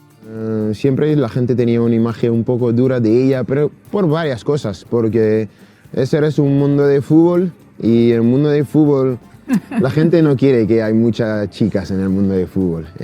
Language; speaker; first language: Spanish; non-native, fluent; French